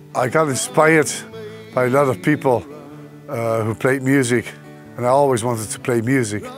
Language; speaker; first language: English; non-native, fluent; Dutch